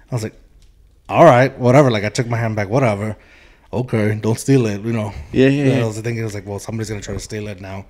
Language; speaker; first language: English; early bilingual, heritage; Spanish